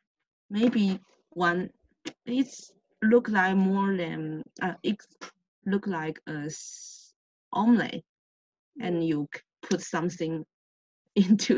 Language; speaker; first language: English; non-native, learner; Chinese